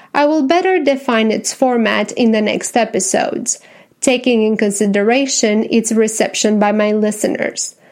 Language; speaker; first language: English; non-native, fluent; Romanian